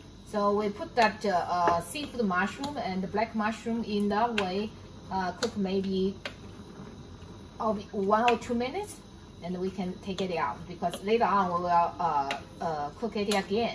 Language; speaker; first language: English; non-native, learner; Chinese